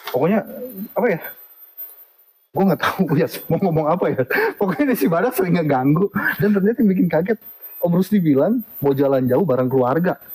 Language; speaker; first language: Indonesian; native; Indonesian